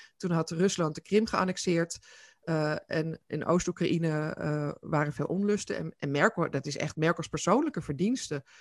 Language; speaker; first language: Dutch; native; Dutch